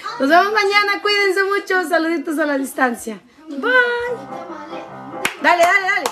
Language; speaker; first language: Spanish; native; Spanish